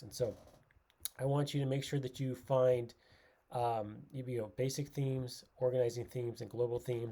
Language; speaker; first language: English; native; English